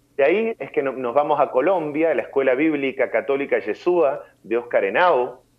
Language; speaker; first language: Spanish; native; Spanish